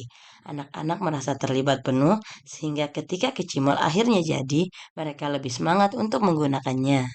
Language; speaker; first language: Indonesian; native; Indonesian